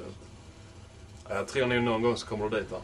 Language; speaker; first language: Swedish; native; Swedish